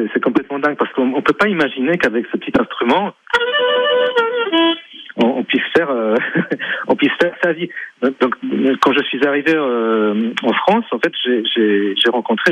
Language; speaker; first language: French; non-native, fluent; Polish